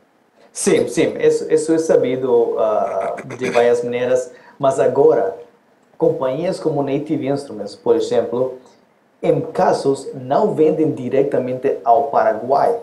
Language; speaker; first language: Portuguese; non-native, fluent; Spanish